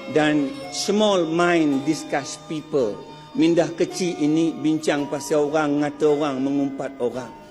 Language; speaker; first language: Malay; non-native, local second language; Chinese